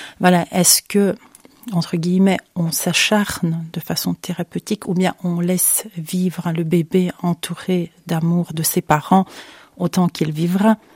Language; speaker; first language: French; non-native, fluent; Ukrainian